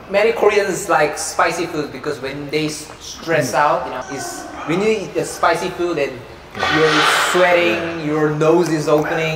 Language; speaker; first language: English; non-native, fluent; Korean